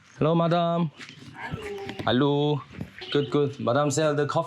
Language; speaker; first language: English; non-native, learner; Korean